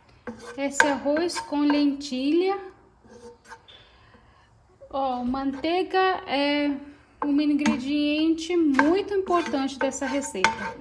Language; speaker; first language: Portuguese; non-native, fluent; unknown